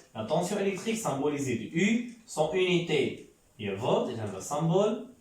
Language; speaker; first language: French; non-native, local second language; Arabic